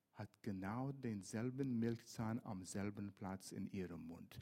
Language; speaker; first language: German; non-native, fluent; English